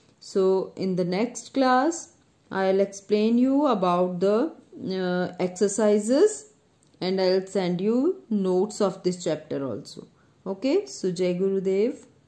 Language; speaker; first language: English; non-native, local second language; Punjabi